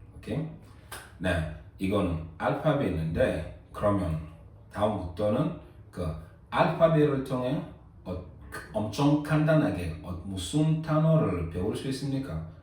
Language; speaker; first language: Korean; non-native, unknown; French